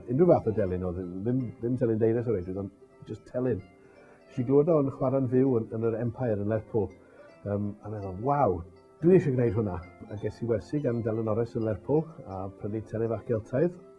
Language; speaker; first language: Welsh; native; Welsh